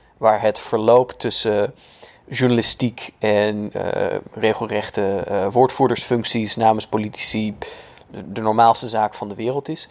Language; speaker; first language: Dutch; native; Dutch